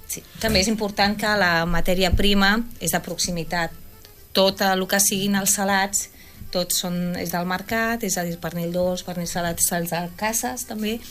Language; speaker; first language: Catalan; non-native, fluent; French